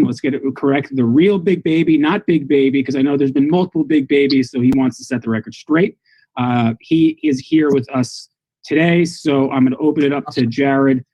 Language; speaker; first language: English; native; English